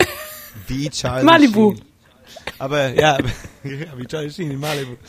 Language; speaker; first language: German; non-native, fluent; English